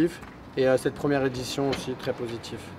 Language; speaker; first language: French; native; French